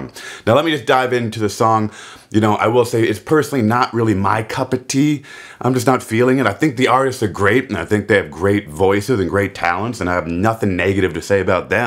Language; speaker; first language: English; native; English